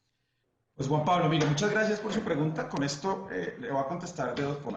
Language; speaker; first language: Spanish; native; Spanish